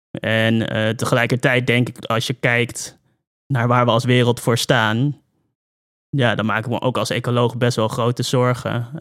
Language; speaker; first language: Dutch; native; Dutch